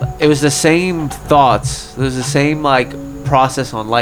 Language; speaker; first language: English; early bilingual, other home language; Polish